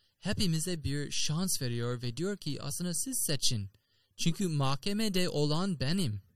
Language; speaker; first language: Turkish; non-native, learner; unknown